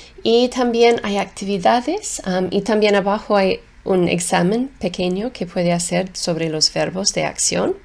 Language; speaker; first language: Spanish; non-native, fluent; English